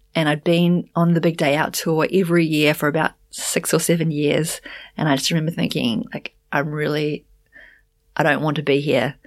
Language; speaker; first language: English; native; English